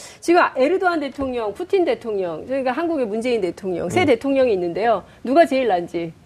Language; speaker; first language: Korean; native; Korean